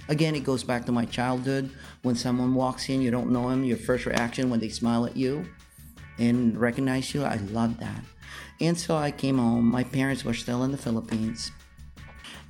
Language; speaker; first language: English; non-native, local second language; Filipino